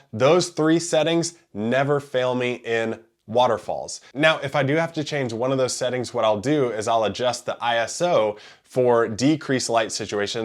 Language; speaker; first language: English; native; English